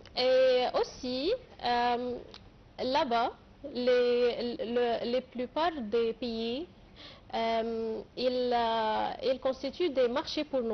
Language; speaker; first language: French; non-native, fluent; Arabic